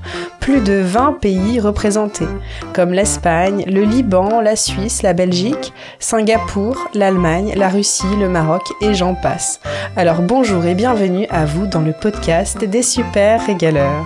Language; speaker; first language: French; native; French